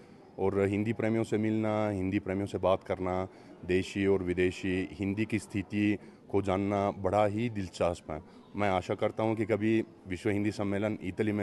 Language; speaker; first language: Hindi; non-native, fluent; Italian